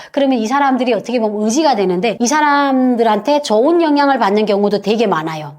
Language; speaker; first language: Korean; native; Korean